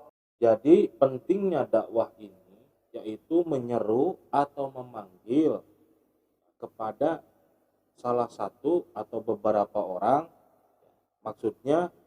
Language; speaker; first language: Indonesian; native; Indonesian